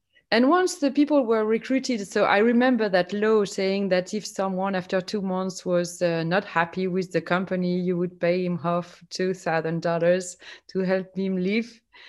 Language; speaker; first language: English; non-native, fluent; French